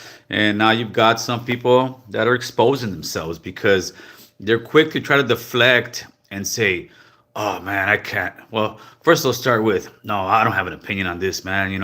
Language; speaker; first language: English; native; English